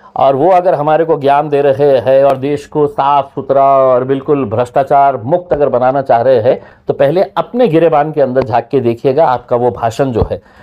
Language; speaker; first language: Hindi; native; Hindi